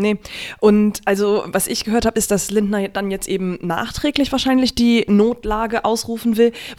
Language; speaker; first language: German; native; German